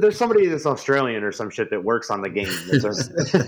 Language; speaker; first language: English; native; English